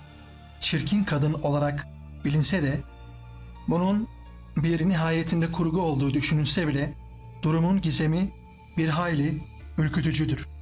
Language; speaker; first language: Turkish; native; Turkish